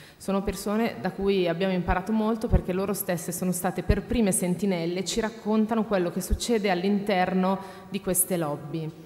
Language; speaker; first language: Italian; native; Italian